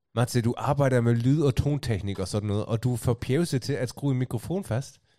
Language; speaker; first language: Danish; native; Danish